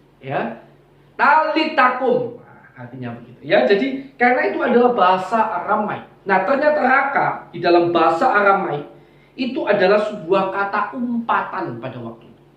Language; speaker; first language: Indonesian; non-native, local second language; Javanese